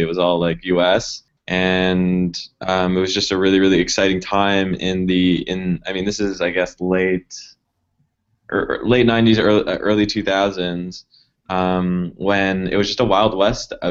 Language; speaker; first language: English; native; English